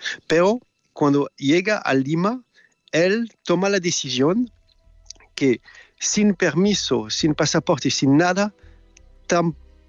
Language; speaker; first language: Spanish; non-native, fluent; French